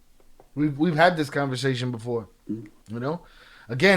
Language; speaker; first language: English; native; English